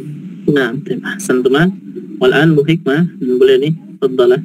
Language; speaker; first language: Arabic; non-native, fluent; Indonesian